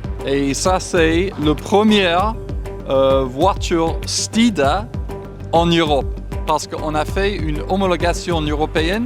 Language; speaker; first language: French; non-native, fluent; English